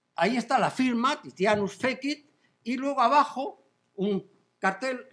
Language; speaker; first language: Spanish; native; Spanish